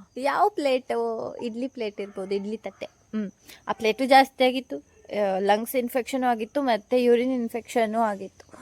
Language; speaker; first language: Kannada; non-native, local second language; Tulu